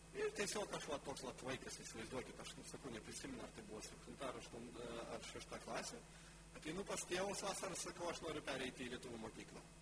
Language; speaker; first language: Lithuanian; non-native, local second language; Polish